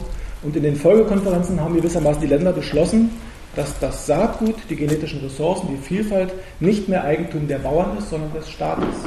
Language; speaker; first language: German; native; German